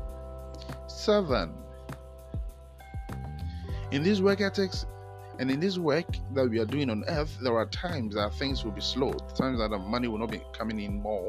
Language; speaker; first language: English; non-native, local second language; Akan